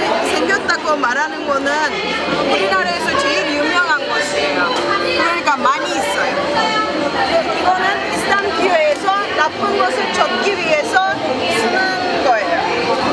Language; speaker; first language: Korean; non-native, fluent; Turkish